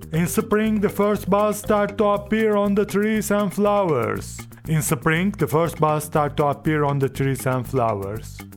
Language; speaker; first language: English; non-native, fluent; Turkish